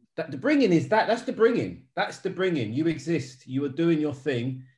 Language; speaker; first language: English; native; English